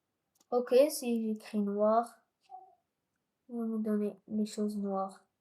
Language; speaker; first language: French; non-native, local second language; Arabic